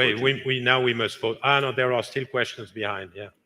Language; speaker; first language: English; non-native, fluent; French